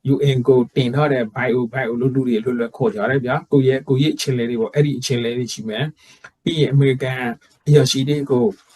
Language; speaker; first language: Burmese; native; Burmese